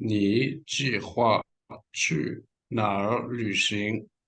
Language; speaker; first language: Chinese; non-native, learner; Spanish